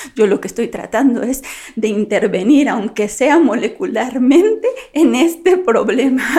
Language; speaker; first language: Spanish; native; Spanish